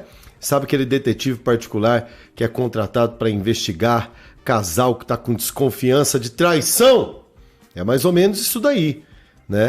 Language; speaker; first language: Portuguese; native; Portuguese